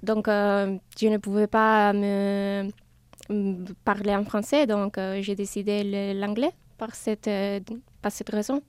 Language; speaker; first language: French; non-native, fluent; Spanish